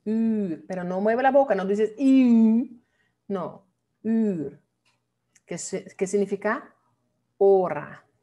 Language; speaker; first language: Spanish; non-native, fluent; Dutch